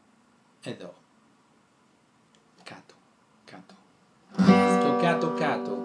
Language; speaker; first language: Greek; non-native, fluent; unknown